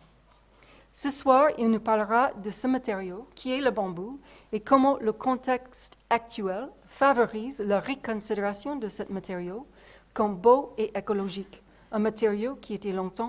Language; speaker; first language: French; non-native, fluent; English